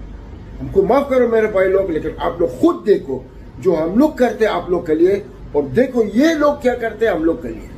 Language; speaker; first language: Hindi; non-native, learner; Arabic